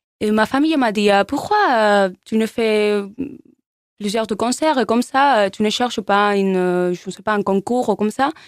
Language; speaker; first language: French; non-native, learner; Spanish